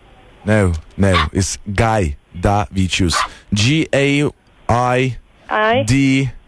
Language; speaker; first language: English; non-native, learner; Lithuanian